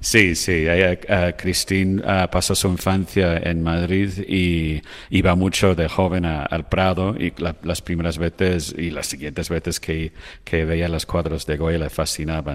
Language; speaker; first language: Spanish; non-native, fluent; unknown